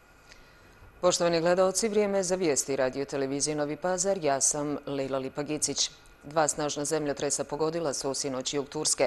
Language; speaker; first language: Serbian; native; Serbian